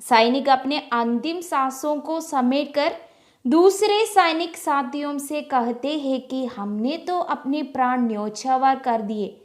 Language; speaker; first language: Hindi; non-native, local second language; Malayalam